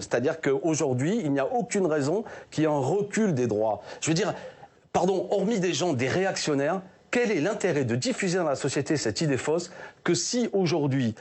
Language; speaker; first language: French; native; French